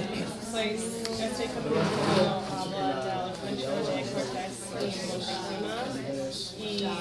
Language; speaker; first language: Spanish; non-native, fluent; English